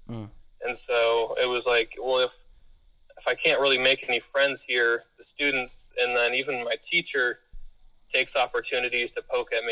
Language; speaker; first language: English; native; English